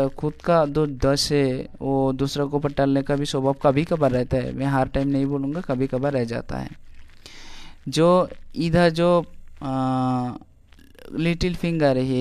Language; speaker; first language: Hindi; non-native, local second language; Bangla